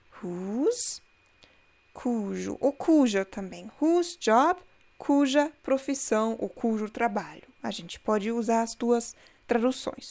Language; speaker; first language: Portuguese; non-native, fluent; German